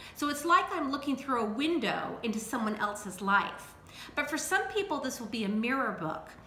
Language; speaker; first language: English; native; English